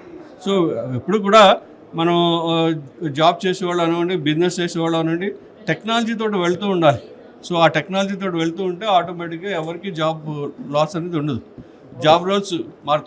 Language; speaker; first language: Telugu; native; Telugu